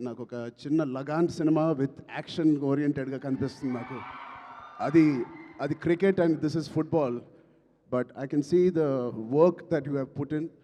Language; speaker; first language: Telugu; native; Telugu